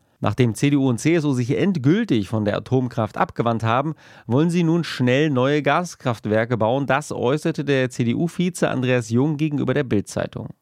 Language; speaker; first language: German; native; German